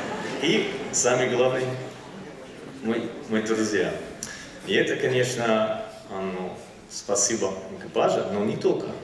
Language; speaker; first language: Russian; non-native, learner; German